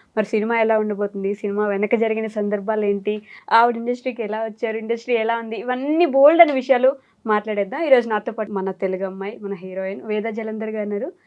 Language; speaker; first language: Telugu; native; Telugu